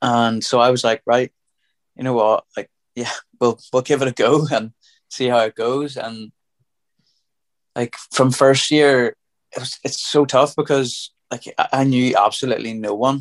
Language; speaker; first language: English; native; English